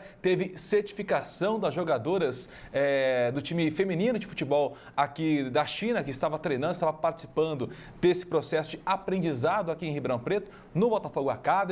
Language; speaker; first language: Portuguese; native; Portuguese